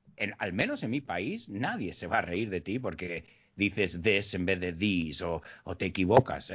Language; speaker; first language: Spanish; early bilingual, heritage; Spanish